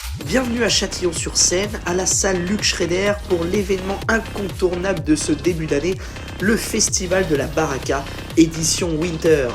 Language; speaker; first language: French; native; French